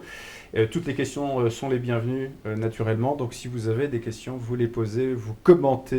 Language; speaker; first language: French; native; French